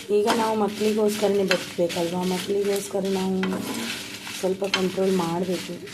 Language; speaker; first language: Kannada; non-native, local second language; Tulu